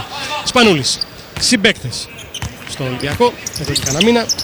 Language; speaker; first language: Greek; native; Greek